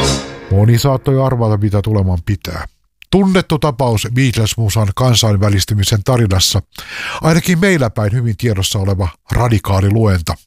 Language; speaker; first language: Finnish; native; Finnish